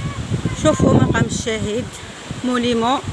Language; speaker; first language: Arabic; native; Arabic